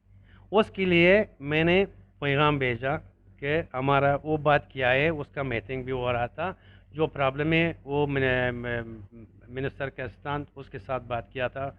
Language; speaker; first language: Hindi; non-native, learner; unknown